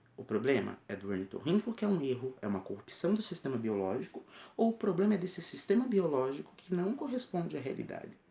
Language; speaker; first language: Portuguese; native; Portuguese